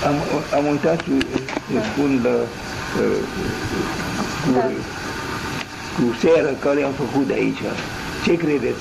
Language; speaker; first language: Romanian; non-native, local second language; German